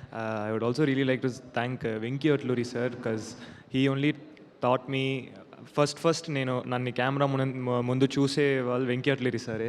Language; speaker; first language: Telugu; non-native, learner; Tamil